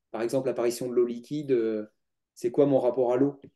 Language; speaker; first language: French; native; French